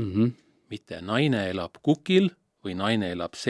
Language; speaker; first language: Estonian; native; Estonian